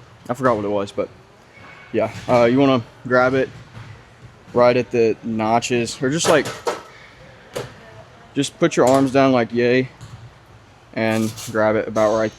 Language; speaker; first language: English; native; English